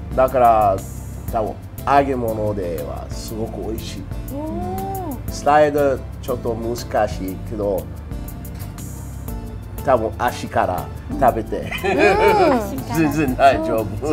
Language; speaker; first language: Japanese; non-native, learner; English